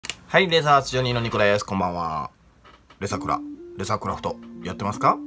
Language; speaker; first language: Japanese; native; Japanese